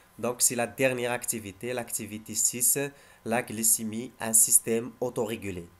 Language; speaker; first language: French; non-native, local second language; Arabic